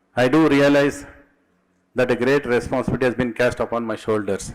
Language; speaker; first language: English; non-native, local second language; Kannada